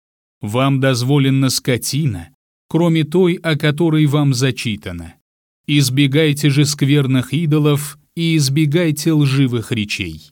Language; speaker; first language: Russian; native; Russian